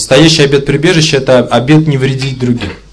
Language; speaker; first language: Russian; native; Russian